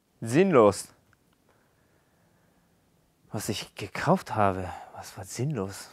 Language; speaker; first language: German; non-native, learner; Japanese